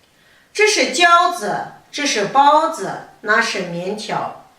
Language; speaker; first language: Chinese; non-native, fluent; Kazakh